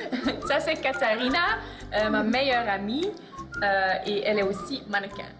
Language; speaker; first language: French; non-native, local second language; Dutch